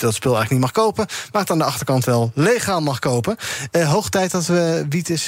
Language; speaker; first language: Dutch; native; Dutch